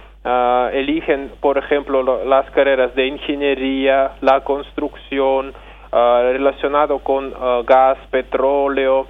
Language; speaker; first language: Spanish; non-native, fluent; Russian